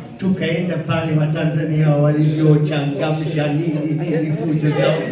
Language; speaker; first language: Swahili; non-native, fluent; English